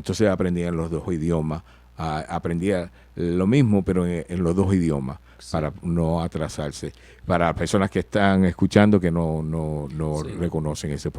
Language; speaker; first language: Spanish; early bilingual, heritage; Spanish